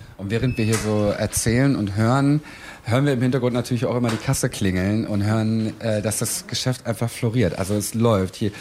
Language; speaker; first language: German; native; German